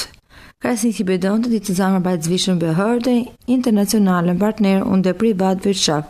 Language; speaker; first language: German; non-native, fluent; Albanian